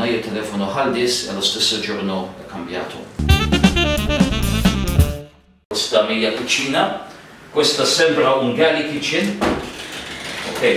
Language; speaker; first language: Italian; non-native, learner; English